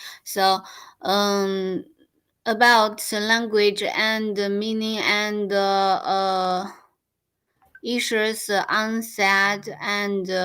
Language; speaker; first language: English; non-native, learner; Chinese